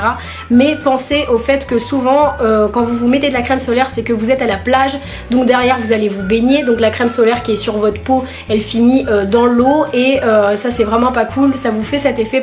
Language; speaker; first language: French; native; French